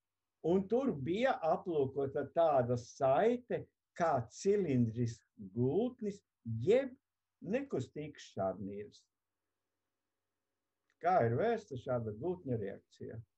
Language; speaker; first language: Latvian; native; Latvian